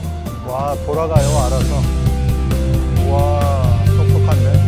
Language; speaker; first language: Korean; native; Korean